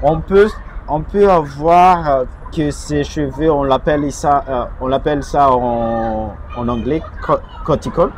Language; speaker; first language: French; non-native, fluent; Chinese